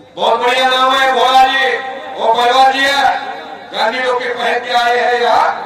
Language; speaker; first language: Hindi; non-native, local second language; Marathi